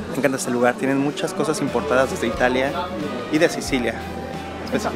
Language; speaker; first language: Spanish; native; Spanish